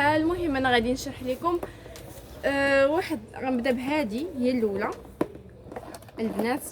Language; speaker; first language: Arabic; native; Arabic